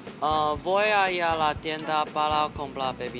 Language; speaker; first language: Spanish; non-native, learner; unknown